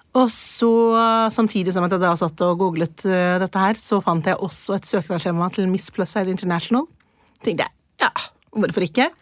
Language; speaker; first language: Norwegian; early bilingual, other home language; Persian